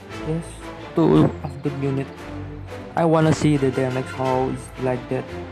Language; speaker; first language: English; non-native, learner; Indonesian